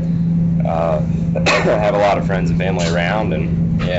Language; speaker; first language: English; native; English